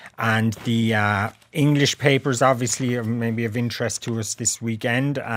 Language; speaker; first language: English; native; English